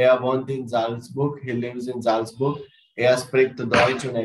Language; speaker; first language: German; non-native, learner; Hindi